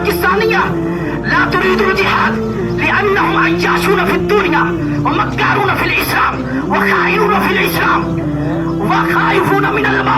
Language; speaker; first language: Arabic; non-native, fluent; Urdu